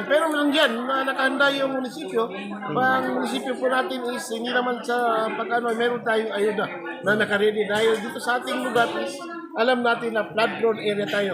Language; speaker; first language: Filipino; non-native, local second language; Maguindanaon